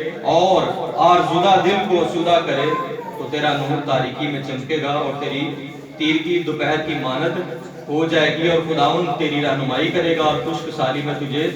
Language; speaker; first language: Urdu; native; Urdu